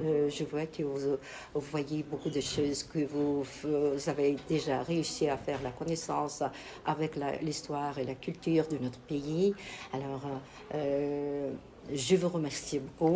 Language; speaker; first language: French; non-native, fluent; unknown